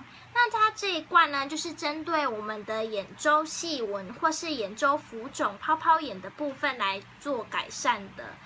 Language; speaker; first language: Chinese; native; Chinese